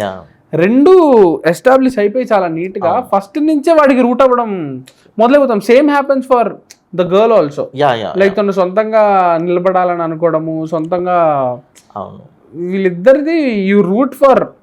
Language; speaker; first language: Telugu; native; Telugu